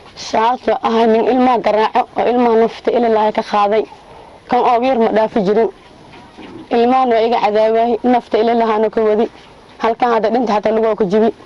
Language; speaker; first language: Somali; native; Somali